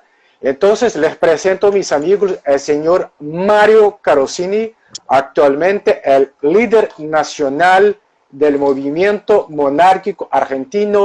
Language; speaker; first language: Spanish; non-native, local second language; Portuguese